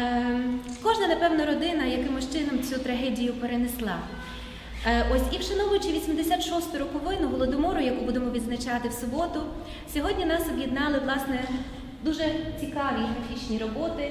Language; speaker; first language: Ukrainian; native; Ukrainian